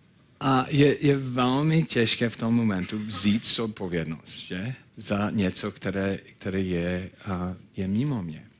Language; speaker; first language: Czech; non-native, fluent; English